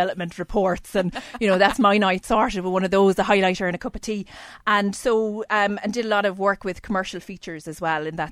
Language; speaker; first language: English; native; English